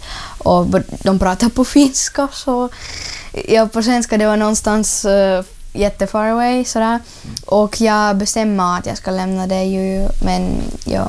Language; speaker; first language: Swedish; non-native, learner; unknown